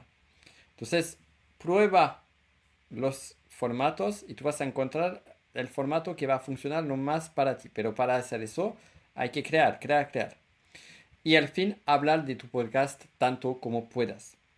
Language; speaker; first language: Spanish; non-native, fluent; French